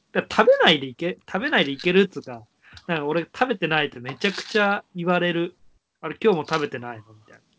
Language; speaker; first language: Japanese; native; Japanese